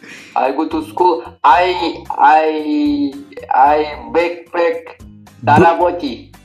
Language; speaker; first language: English; non-native, learner; Kazakh